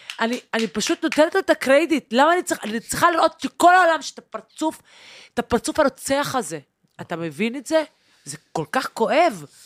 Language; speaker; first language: Hebrew; non-native, local second language; Arabic